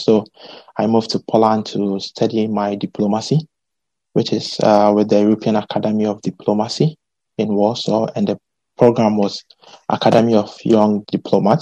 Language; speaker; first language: English; non-native, local second language; Akan